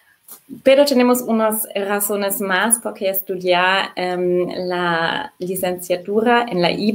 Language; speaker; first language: Spanish; non-native, fluent; German